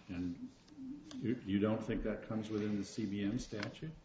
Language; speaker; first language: English; native; English